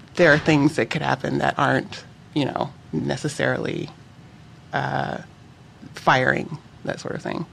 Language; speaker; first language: English; native; English